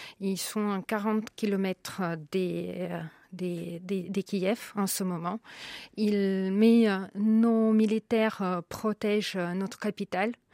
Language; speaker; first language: French; non-native, fluent; Ukrainian